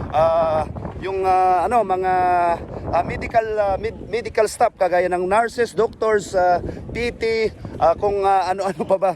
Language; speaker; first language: Filipino; non-native, local second language; Cebuano